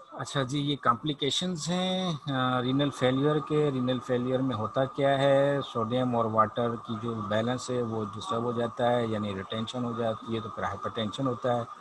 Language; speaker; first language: Urdu; native; Urdu